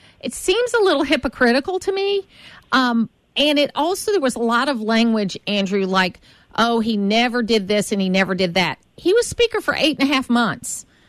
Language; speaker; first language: English; native; English